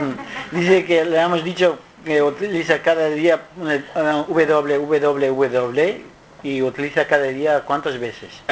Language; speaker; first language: Spanish; non-native, learner; Kurdish